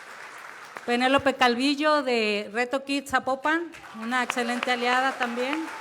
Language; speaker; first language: Spanish; native; Spanish